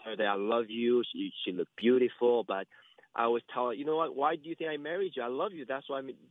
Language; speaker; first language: English; non-native, fluent; Korean